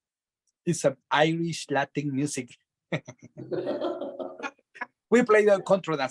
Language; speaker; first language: English; non-native, learner; Spanish